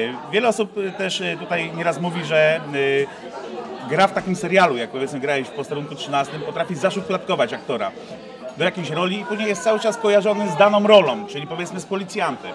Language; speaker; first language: Polish; native; Polish